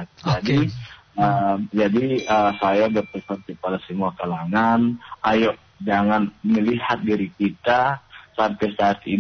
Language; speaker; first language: Indonesian; native; Indonesian